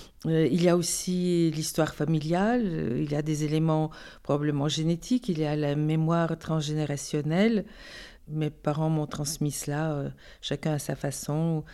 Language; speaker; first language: French; non-native, fluent; Bulgarian